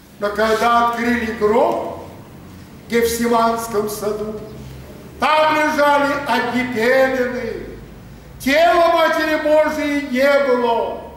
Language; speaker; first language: Russian; non-native, local second language; Ukrainian